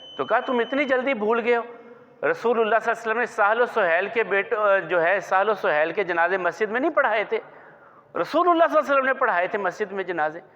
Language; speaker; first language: Urdu; non-native, local second language; Punjabi